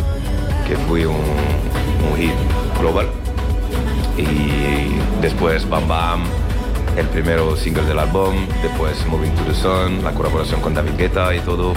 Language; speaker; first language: Spanish; non-native, learner; French